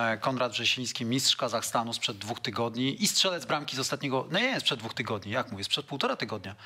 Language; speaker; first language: Polish; native; Polish